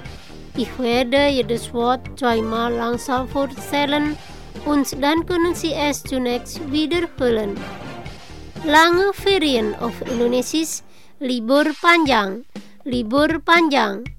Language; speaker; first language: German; non-native, learner; Indonesian